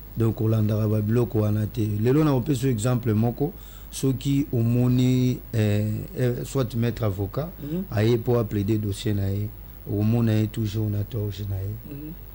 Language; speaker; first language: Lingala; non-native, local second language; Kongo